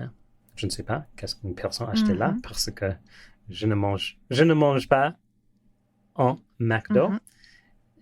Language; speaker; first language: French; non-native, learner; English